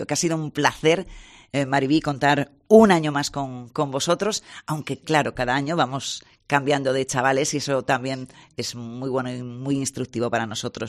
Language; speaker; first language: Spanish; native; Spanish